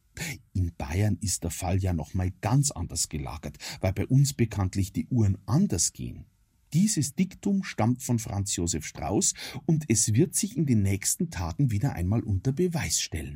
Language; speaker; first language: German; native; German